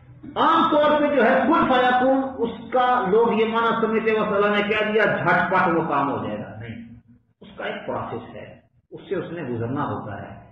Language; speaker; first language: Urdu; native; Urdu